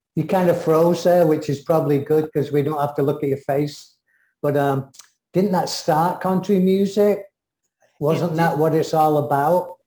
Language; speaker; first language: English; native; English